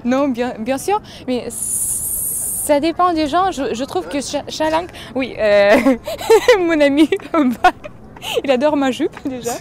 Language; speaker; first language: French; non-native, fluent; Russian